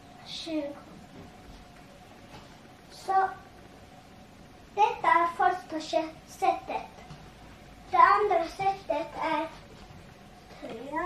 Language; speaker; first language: Swedish; non-native, learner; Tigrinya